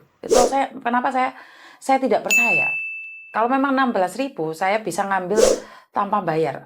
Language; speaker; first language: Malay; non-native, local second language; Javanese